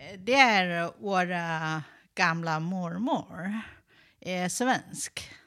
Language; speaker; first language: Swedish; non-native, learner; Chinese